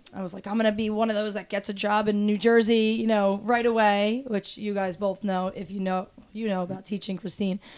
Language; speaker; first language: English; native; English